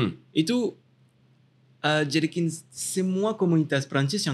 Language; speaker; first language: Indonesian; non-native, fluent; French